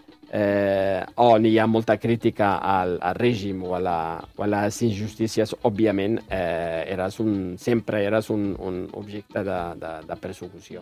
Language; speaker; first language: Catalan; non-native, fluent; Arabic